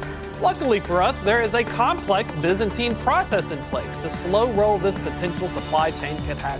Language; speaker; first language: English; native; English